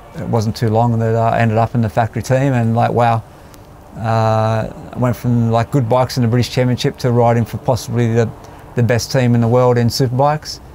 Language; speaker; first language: English; native; English